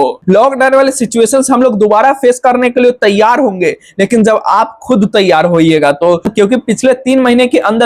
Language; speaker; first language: Hindi; native; Hindi